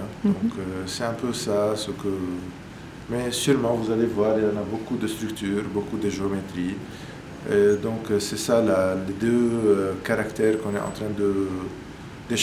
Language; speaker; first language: French; non-native, local second language; Arabic